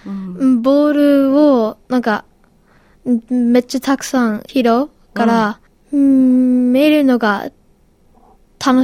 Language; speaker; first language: Japanese; early bilingual, heritage; Japanese